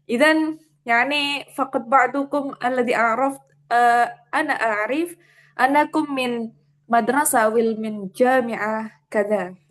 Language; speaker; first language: Arabic; non-native, learner; Indonesian